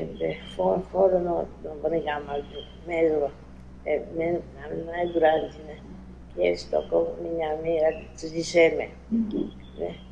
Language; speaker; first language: Portuguese; non-native, learner; Japanese